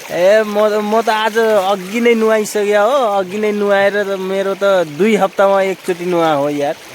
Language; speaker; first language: Nepali; non-native, local second language; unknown